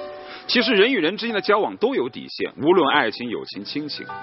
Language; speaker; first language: Chinese; native; Chinese